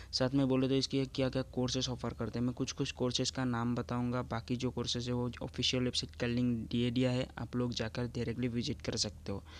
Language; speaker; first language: Hindi; non-native, local second language; Assamese